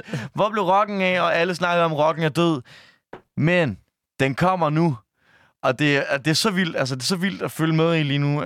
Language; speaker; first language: Danish; native; Danish